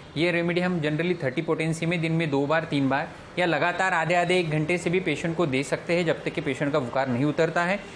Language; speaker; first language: Hindi; non-native, local second language; Marathi